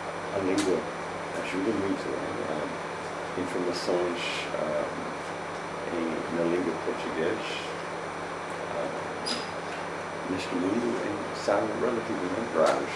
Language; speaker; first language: Portuguese; non-native, fluent; English